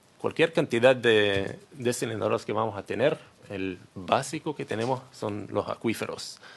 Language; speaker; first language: Spanish; non-native, learner; Hebrew